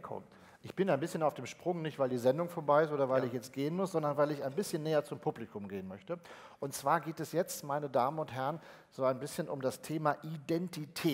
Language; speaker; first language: German; native; German